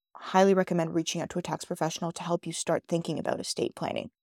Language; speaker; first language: English; native; English